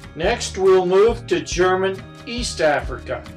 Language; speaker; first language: English; native; English